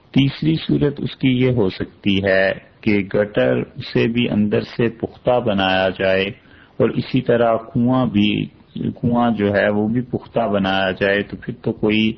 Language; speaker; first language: Urdu; native; Urdu